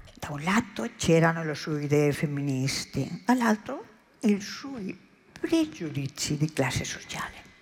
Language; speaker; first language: Italian; non-native, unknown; Spanish